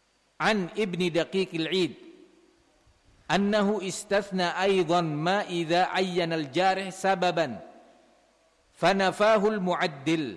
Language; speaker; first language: Arabic; non-native, fluent; Indonesian